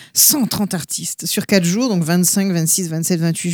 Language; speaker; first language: French; native; French